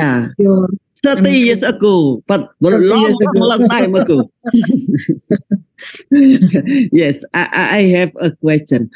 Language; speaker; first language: English; non-native, learner; Indonesian